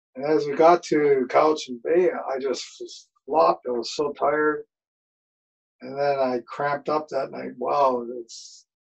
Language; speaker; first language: English; native; English